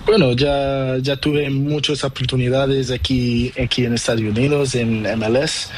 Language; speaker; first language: Spanish; non-native, learner; Portuguese